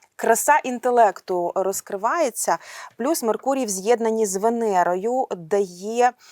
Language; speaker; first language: Ukrainian; non-native, local second language; Russian